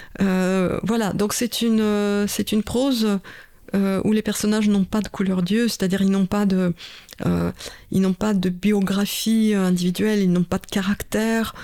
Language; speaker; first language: French; non-native, fluent; Russian